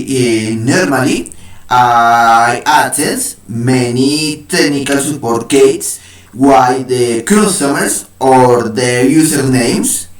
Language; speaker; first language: English; non-native, learner; Spanish